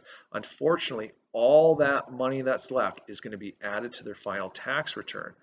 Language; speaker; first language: English; native; English